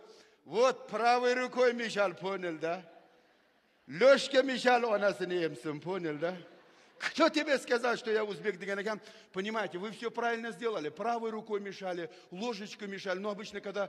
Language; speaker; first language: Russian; non-native, local second language; Uzbek